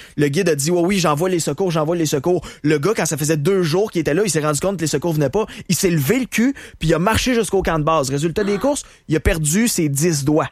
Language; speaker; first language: French; native; French